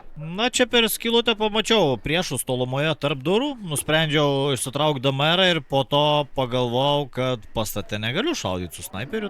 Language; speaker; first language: Lithuanian; native; Lithuanian